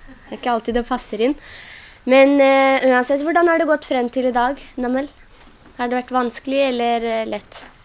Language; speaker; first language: Norwegian; non-native, local second language; Urdu